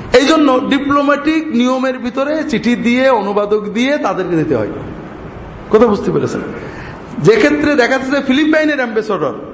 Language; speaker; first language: Bangla; native; Bangla